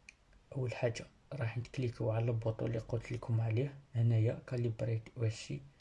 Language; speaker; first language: Arabic; native; Arabic